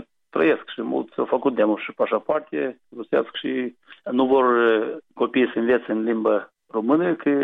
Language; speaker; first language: Romanian; non-native, local second language; Gagauz